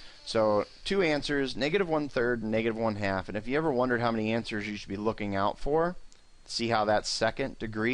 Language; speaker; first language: English; native; English